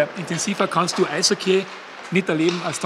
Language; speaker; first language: German; native; German